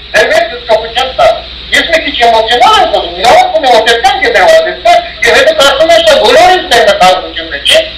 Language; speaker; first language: Armenian; early bilingual, heritage; Armenian